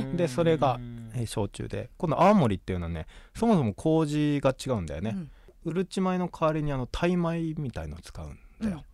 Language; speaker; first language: Japanese; native; Japanese